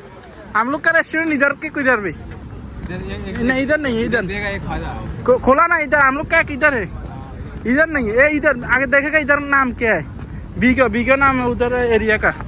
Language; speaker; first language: Hindi; non-native, learner; Bangla